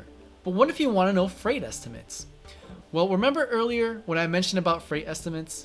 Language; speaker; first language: English; native; English